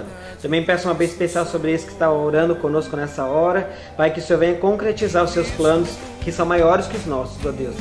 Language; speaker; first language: Portuguese; native; Portuguese